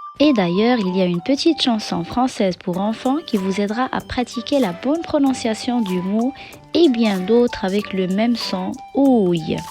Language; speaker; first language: French; non-native, local second language; Arabic